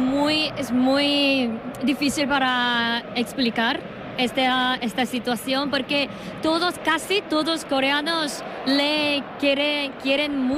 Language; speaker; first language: Spanish; non-native, learner; Korean